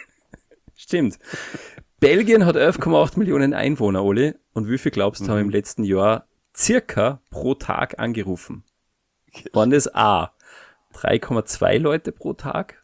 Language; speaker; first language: German; native; German